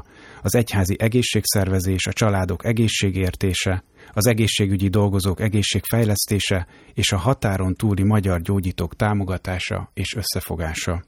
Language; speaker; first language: Hungarian; native; Hungarian